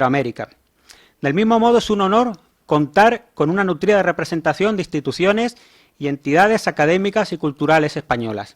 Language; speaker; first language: Spanish; native; Spanish